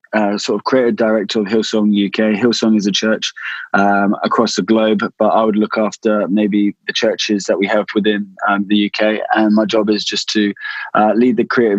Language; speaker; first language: English; native; English